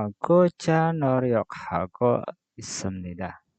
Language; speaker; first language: Korean; non-native, fluent; Indonesian